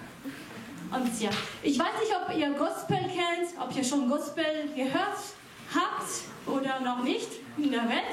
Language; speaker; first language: German; non-native, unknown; French